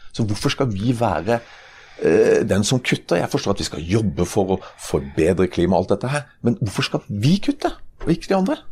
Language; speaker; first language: Norwegian; native; Norwegian